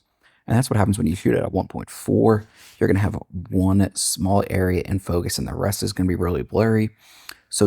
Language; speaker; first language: English; native; English